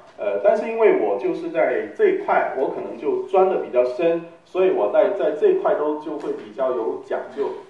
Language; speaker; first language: Chinese; native; Chinese